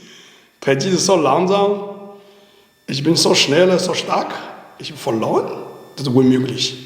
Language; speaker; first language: German; non-native, learner; Chinese